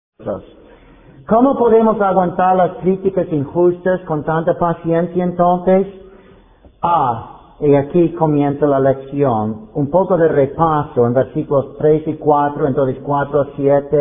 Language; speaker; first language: Spanish; non-native, fluent; English